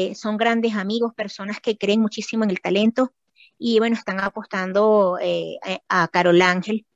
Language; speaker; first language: Spanish; native; Spanish